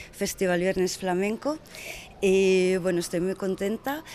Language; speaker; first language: Spanish; native; Spanish